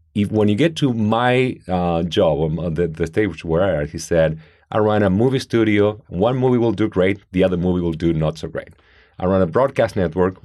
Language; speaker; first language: English; non-native, fluent; Spanish